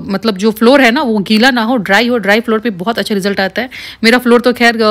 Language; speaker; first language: Hindi; native; Hindi